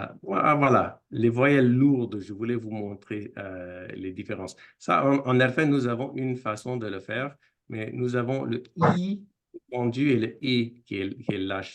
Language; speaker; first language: French; non-native, fluent; English